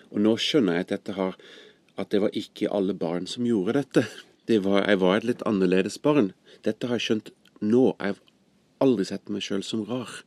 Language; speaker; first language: Norwegian; non-native, fluent; English